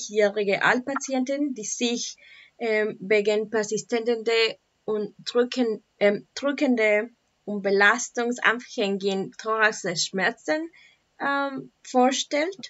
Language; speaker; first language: German; non-native, learner; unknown